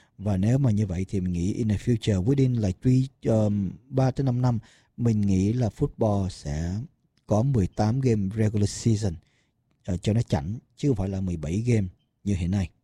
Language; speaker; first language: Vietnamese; early bilingual, heritage; Vietnamese